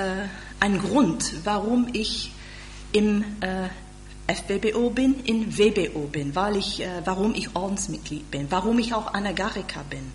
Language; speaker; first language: German; non-native, fluent; English